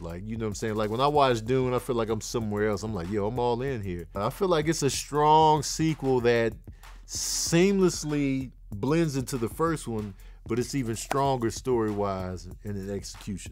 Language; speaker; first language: English; native; English